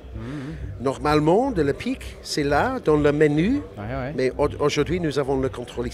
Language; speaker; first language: French; non-native, learner; English